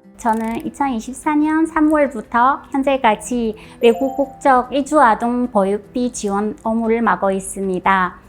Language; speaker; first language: Korean; non-native, fluent; Chinese